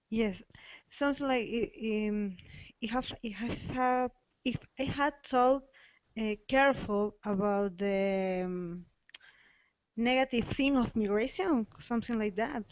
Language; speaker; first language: English; non-native, learner; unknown